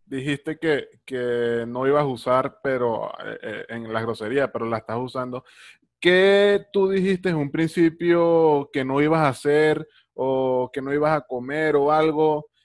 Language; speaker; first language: Spanish; native; Spanish